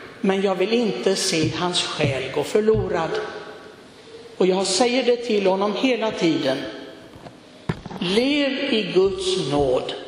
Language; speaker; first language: Swedish; non-native, fluent; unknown